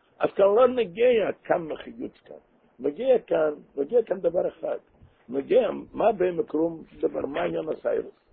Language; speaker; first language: Hebrew; non-native, local second language; Yiddish